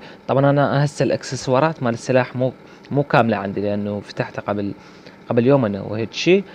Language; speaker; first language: Arabic; native; Arabic